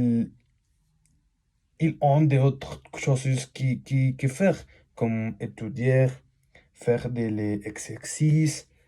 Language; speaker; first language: French; non-native, learner; Spanish